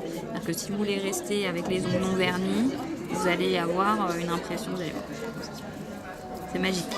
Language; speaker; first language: French; native; French